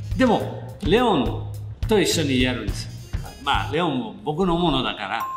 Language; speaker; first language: Japanese; non-native, fluent; Italian